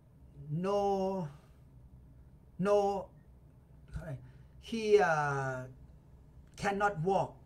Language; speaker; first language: English; non-native, fluent; Thai